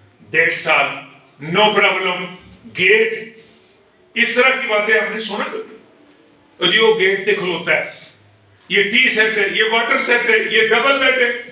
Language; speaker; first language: Urdu; non-native, local second language; Punjabi